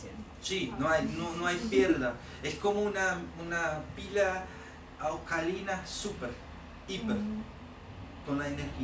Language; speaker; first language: Spanish; non-native, learner; Portuguese